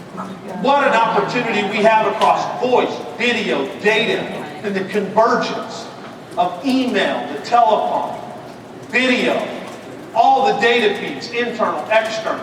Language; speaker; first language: English; native; English